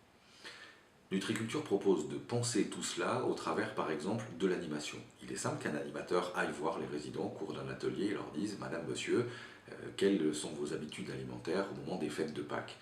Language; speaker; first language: French; native; French